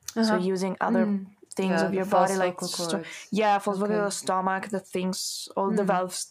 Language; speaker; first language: English; non-native, fluent; Italian